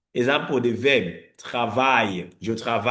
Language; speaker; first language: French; non-native, fluent; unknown